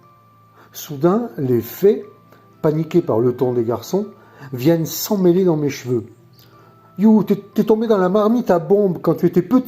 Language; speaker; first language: French; native; French